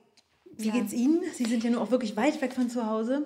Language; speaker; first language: German; native; German